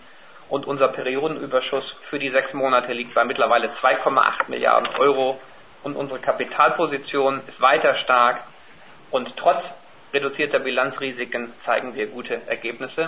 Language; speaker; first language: German; native; German